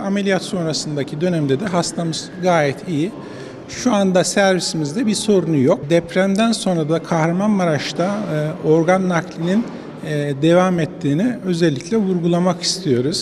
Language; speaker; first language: Turkish; native; Turkish